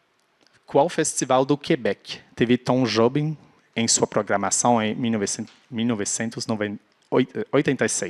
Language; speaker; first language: Portuguese; non-native, fluent; French